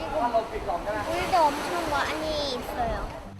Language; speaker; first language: Korean; early bilingual, heritage; Korean